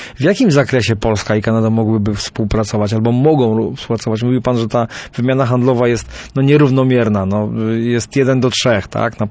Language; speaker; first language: Polish; native; Polish